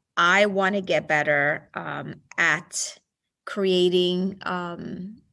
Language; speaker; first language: English; early bilingual, other home language; Spanish